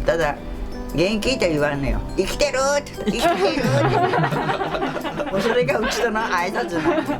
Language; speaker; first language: Japanese; native; Japanese